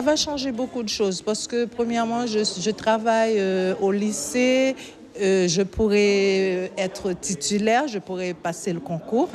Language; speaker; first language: French; non-native, local second language; Haitian Creole